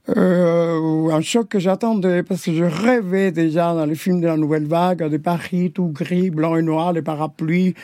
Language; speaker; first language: French; non-native, fluent; Spanish